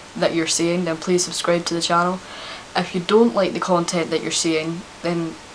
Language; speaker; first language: English; native; English